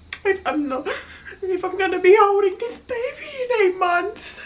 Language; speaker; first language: English; native; English